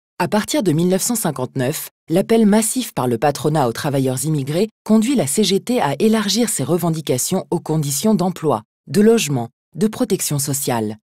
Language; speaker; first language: French; native; French